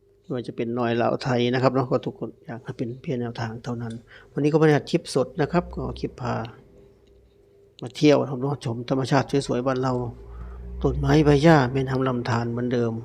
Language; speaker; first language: Thai; native; Thai